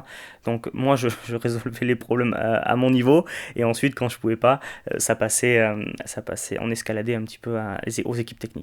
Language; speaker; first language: French; native; French